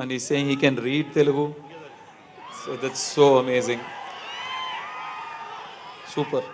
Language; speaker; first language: Telugu; non-native, learner; Tamil